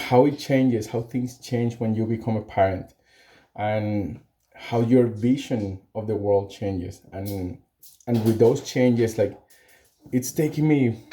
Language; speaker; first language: English; non-native, fluent; Spanish